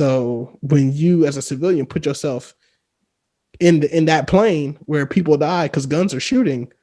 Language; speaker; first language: English; native; English